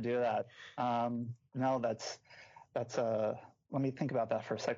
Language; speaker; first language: English; native; English